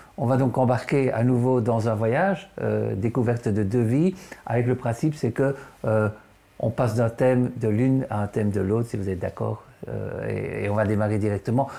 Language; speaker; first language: French; native; French